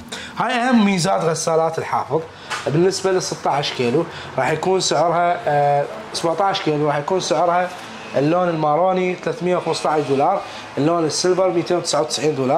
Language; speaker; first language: Arabic; native; Arabic